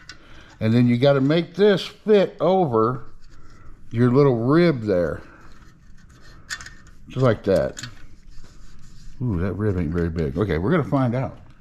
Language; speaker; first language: English; native; English